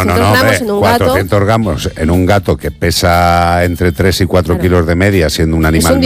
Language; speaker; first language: Spanish; native; Spanish